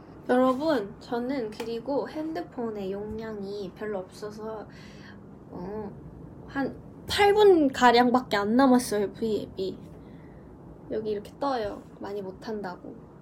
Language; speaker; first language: Korean; early bilingual, heritage; Korean